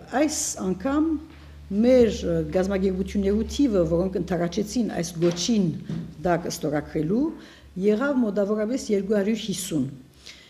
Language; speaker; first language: Armenian; early bilingual, heritage; Armenian